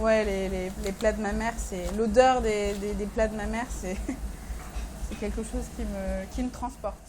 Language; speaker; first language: French; early bilingual, other home language; Persian